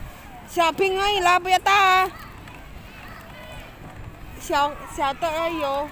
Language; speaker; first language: Chinese; non-native, learner; Javanese